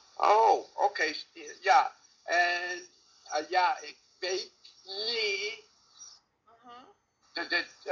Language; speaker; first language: Dutch; non-native, learner; English